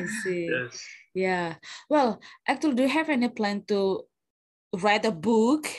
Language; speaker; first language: English; non-native, fluent; Indonesian